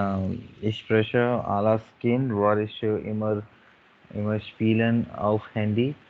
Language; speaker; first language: German; non-native, learner; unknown